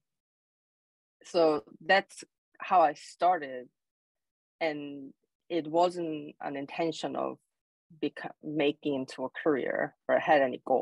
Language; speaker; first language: English; non-native, fluent; Korean